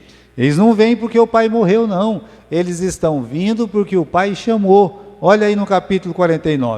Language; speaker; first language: Portuguese; native; Portuguese